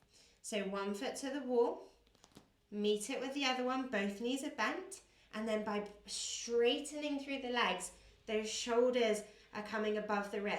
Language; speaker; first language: English; native; English